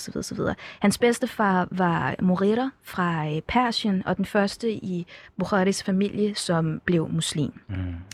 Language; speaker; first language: Danish; native; Danish